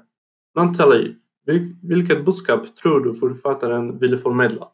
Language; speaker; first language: Swedish; non-native, learner; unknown